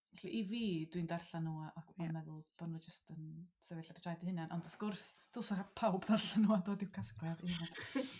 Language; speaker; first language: Welsh; native; Welsh